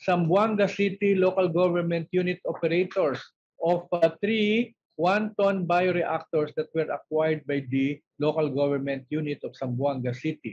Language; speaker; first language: English; non-native, local second language; Filipino